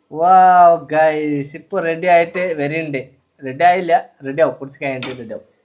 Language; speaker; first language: Malayalam; non-native, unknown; Bangla